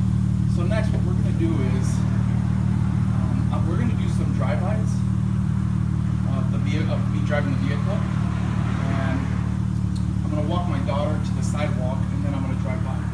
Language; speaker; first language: English; native; English